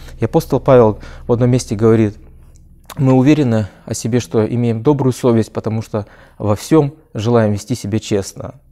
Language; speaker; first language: Russian; native; Russian